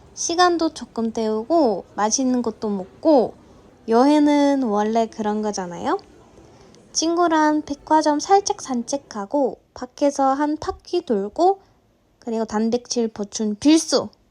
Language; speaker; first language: Korean; non-native, learner; Ukrainian